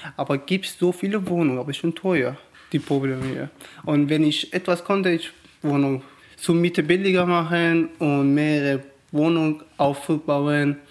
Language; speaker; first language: German; non-native, learner; Persian